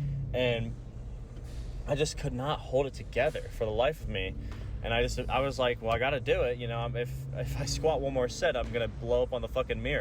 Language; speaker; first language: English; native; English